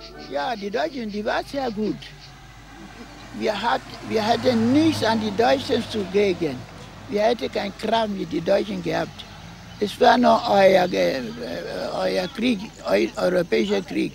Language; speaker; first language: German; non-native, learner; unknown